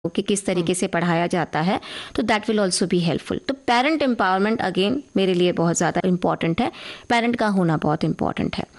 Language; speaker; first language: Hindi; native; Hindi